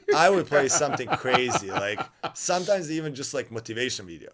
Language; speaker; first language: English; non-native, fluent; Serbian